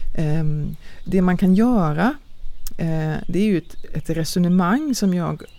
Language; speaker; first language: Swedish; native; Swedish